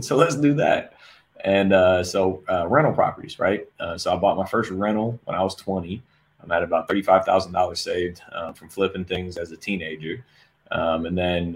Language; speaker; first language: English; native; English